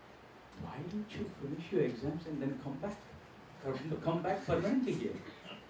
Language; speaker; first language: English; non-native, local second language; Gujarati